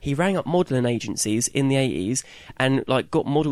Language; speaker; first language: English; native; English